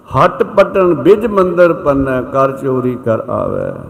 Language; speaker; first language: Punjabi; native; Punjabi